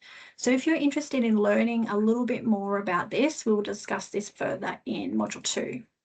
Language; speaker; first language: English; native; English